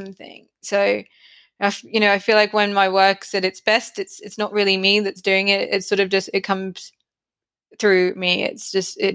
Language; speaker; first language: English; native; English